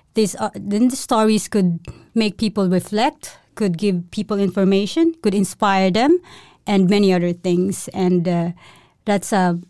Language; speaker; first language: English; non-native, local second language; Cebuano